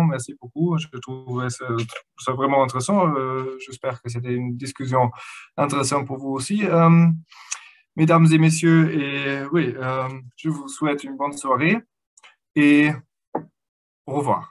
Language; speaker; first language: French; non-native, fluent; German